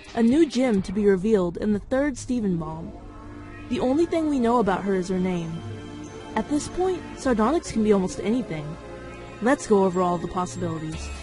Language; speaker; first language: English; native; English